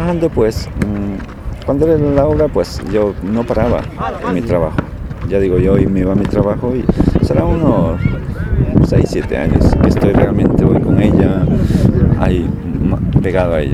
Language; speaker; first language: Spanish; native; Spanish